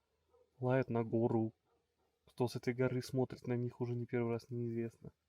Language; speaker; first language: Russian; native; Russian